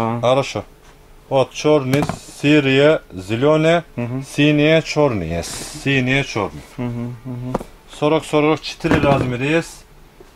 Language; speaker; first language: Russian; non-native, learner; Turkish